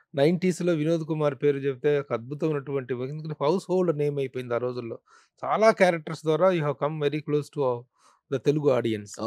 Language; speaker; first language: Telugu; native; Telugu